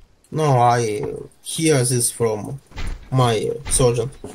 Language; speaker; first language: English; non-native, learner; Russian